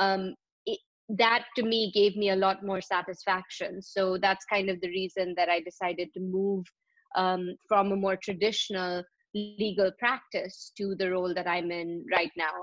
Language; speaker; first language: English; non-native, local second language; Hindi